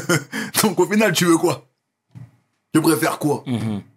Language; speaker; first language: French; native; French